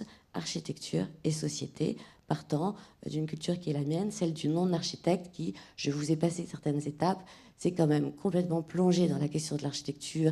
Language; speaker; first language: French; native; French